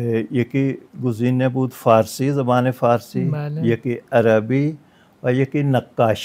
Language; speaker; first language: Persian; non-native, fluent; Punjabi